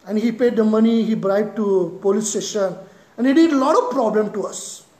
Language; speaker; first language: English; non-native, local second language; Marathi